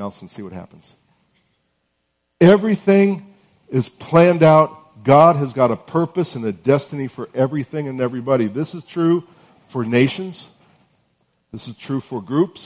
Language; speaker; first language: English; native; English